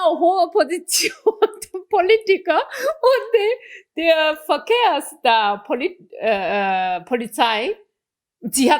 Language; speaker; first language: German; non-native, fluent; Korean